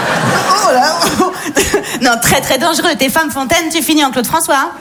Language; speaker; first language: French; native; French